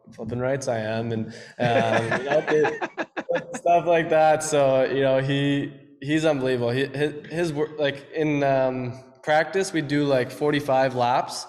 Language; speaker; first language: English; native; English